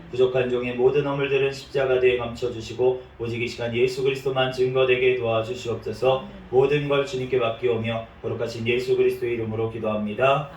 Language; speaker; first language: Korean; native; Korean